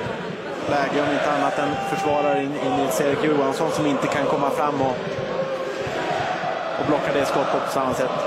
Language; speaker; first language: Swedish; native; Swedish